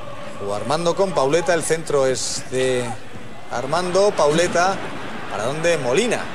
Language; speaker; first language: Spanish; native; Spanish